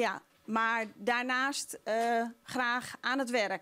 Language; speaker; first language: Dutch; non-native, local second language; Western Frisian